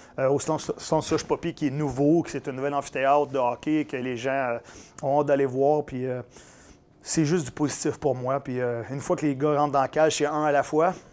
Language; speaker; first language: French; native; French